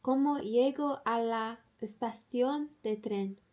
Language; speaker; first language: Spanish; non-native, learner; English